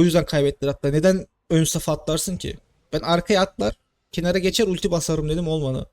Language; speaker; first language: Turkish; native; Turkish